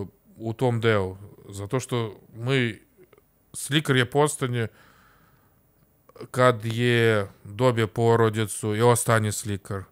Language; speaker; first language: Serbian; non-native, learner; Russian